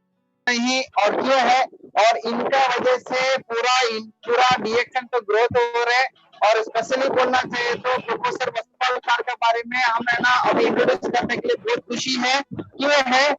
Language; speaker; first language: Hindi; non-native, local second language; Tamil